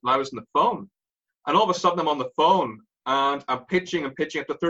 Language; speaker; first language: English; native; English